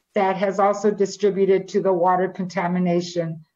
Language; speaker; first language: English; native; English